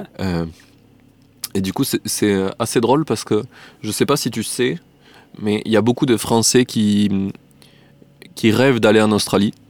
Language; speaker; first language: French; native; French